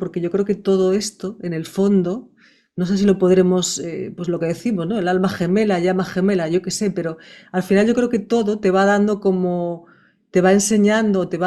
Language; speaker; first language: Spanish; native; Spanish